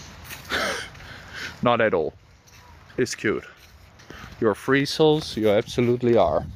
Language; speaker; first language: English; non-native, fluent; Dutch